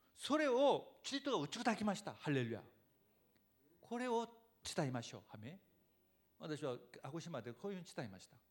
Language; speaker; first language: Japanese; non-native, fluent; Korean